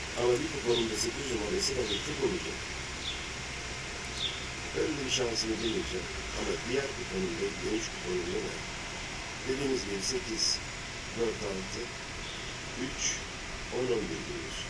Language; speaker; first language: Turkish; native; Turkish